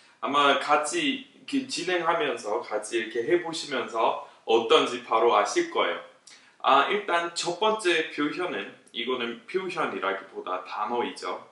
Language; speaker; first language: Korean; non-native, fluent; English